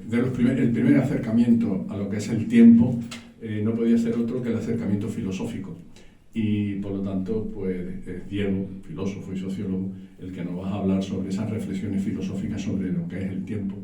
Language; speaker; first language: Spanish; native; Spanish